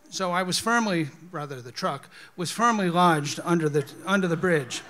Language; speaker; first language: English; native; English